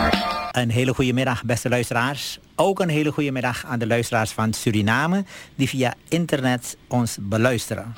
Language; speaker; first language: Dutch; native; Dutch